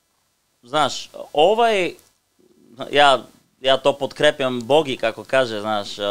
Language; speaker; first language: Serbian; non-native, learner; Bulgarian